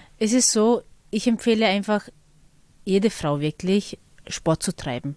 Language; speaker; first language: German; early bilingual, other home language; Turkish